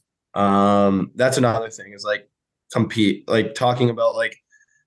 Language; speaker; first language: English; native; English